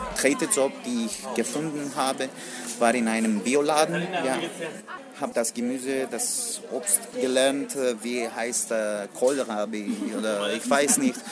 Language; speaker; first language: German; non-native, learner; Greek